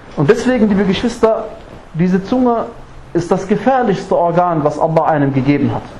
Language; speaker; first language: German; non-native, fluent; Arabic